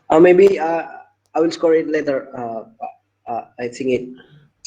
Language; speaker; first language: English; non-native, learner; Indonesian